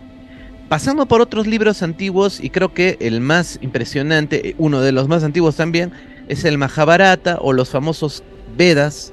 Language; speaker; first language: Spanish; native; Spanish